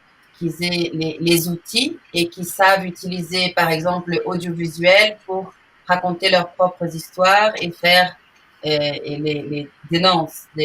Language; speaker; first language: French; non-native, fluent; Portuguese